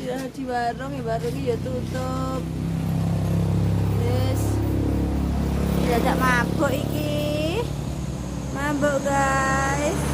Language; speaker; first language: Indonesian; non-native, local second language; Javanese